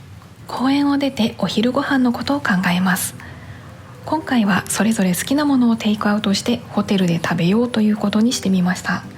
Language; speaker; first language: Japanese; native; Japanese